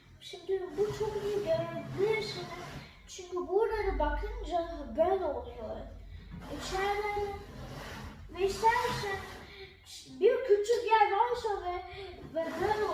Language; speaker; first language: Turkish; early bilingual, heritage; Turkish